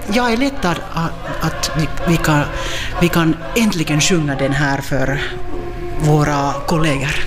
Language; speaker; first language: Swedish; non-native, fluent; Finnish